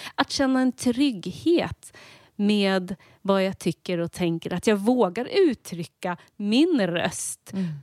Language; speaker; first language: Swedish; native; Swedish